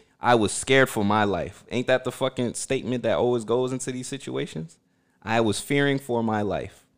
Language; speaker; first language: English; early bilingual, other home language; Haitian Creole